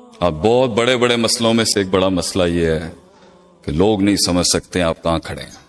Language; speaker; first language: Urdu; native; Urdu